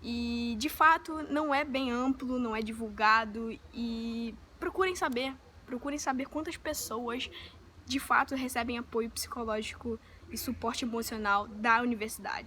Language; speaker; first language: Portuguese; native; Portuguese